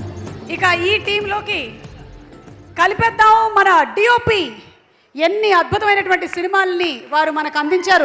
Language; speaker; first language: Telugu; native; Telugu